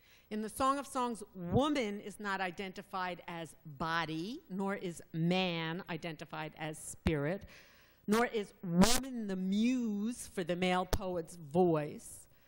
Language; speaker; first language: English; native; English